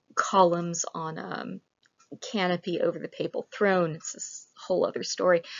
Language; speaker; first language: English; native; English